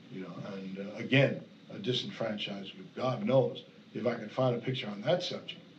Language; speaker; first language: English; native; English